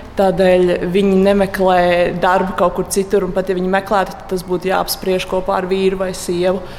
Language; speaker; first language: Latvian; native; Latvian